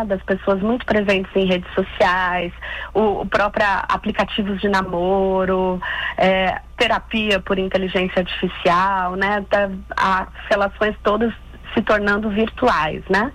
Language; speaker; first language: Portuguese; native; Portuguese